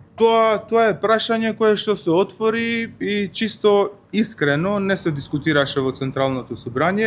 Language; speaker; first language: Macedonian; non-native, local second language; Albanian